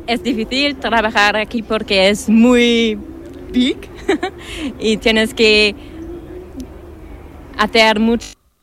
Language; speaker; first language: Spanish; non-native, learner; German